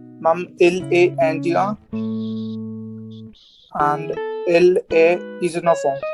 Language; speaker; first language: French; non-native, learner; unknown